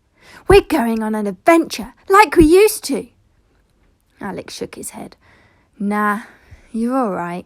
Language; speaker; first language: English; native; English